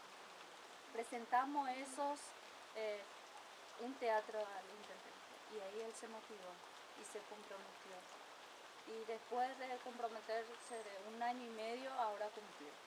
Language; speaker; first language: Spanish; non-native, local second language; Guarani